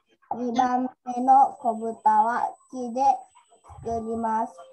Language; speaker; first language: Japanese; non-native, learner; Vietnamese